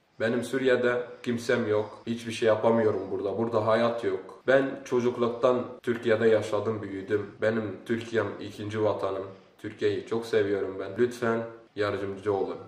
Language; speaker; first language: Turkish; early bilingual, other home language; Arabic